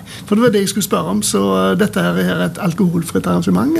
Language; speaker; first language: Norwegian; native; Norwegian